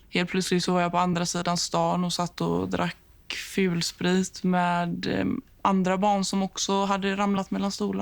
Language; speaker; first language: Swedish; native; Swedish